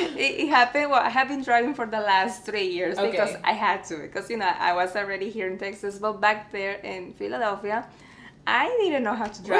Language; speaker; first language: English; early bilingual, other home language; Spanish